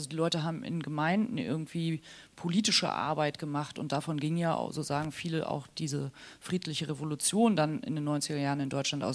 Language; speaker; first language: German; native; German